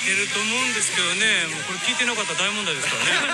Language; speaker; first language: Japanese; native; Japanese